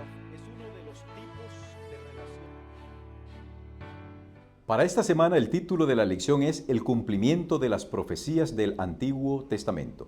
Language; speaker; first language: Spanish; native; Spanish